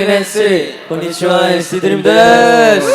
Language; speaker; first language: Japanese; non-native, learner; Korean